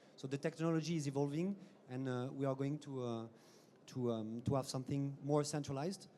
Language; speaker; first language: English; non-native, fluent; French